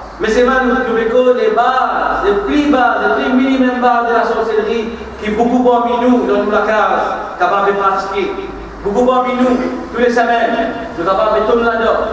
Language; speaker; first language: French; non-native, local second language; Morisyen